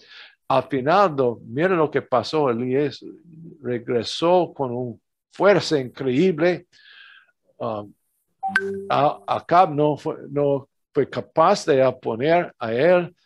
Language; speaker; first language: Spanish; non-native, fluent; English